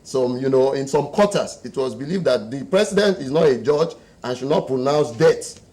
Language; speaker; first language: English; non-native, local second language; Yoruba